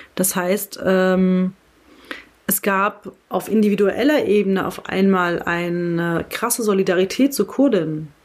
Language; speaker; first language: German; early bilingual, other home language; Kurdish